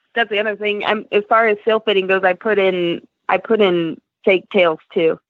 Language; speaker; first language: English; native; English